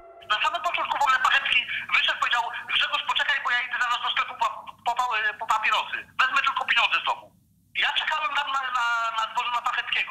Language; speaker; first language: Polish; native; Polish